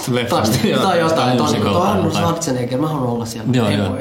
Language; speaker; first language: Finnish; native; Finnish